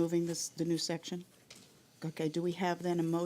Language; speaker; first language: English; native; English